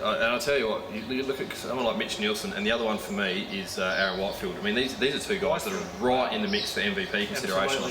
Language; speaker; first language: English; native; English